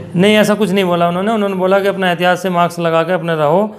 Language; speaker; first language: Hindi; native; Hindi